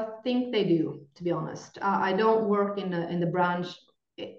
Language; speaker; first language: English; non-native, fluent; Norwegian